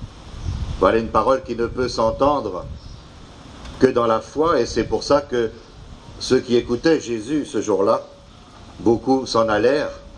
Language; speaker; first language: French; native; French